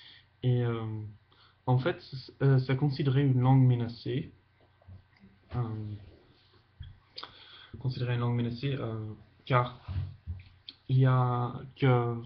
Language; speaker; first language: French; non-native, fluent; Dutch